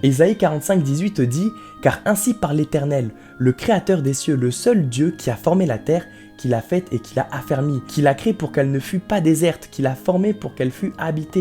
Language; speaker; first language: French; native; French